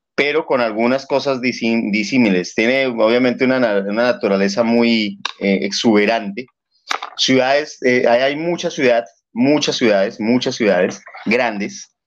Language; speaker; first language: Spanish; native; Spanish